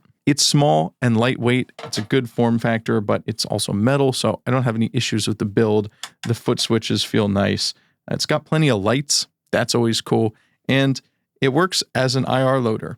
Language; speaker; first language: English; native; English